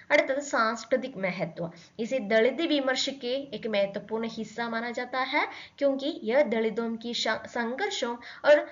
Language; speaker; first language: Hindi; non-native, local second language; Malayalam